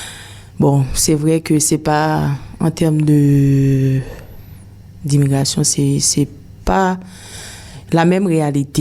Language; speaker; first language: French; non-native, local second language; Haitian Creole